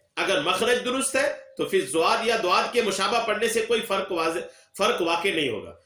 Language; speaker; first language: Urdu; native; Urdu